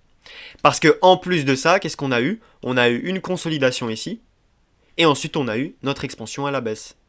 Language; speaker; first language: French; native; French